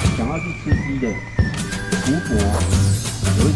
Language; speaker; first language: Chinese; native; Chinese